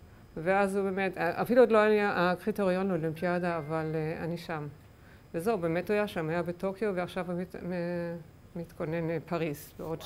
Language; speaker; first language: Hebrew; non-native, fluent; German